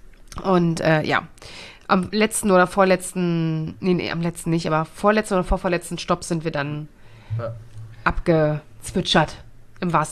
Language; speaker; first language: German; native; German